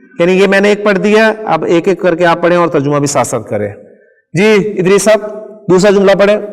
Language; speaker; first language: Urdu; non-native, local second language; Punjabi